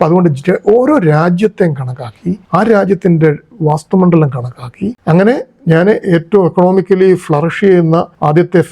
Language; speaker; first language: Malayalam; native; Malayalam